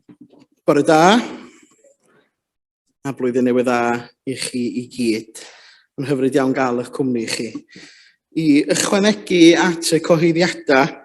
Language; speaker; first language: Welsh; native; Welsh